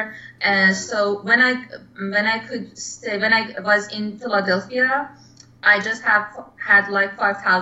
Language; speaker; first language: English; non-native, learner; Persian